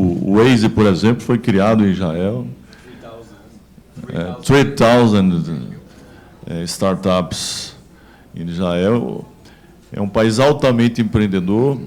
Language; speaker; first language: Portuguese; native; Portuguese